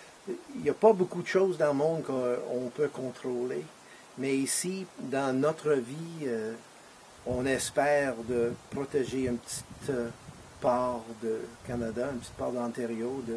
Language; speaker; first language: French; non-native, fluent; English